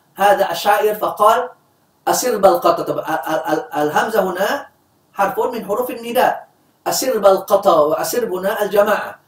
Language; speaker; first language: Arabic; non-native, fluent; Indonesian